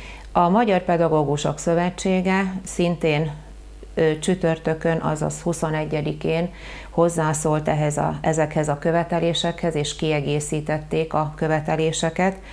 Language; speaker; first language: Hungarian; native; Hungarian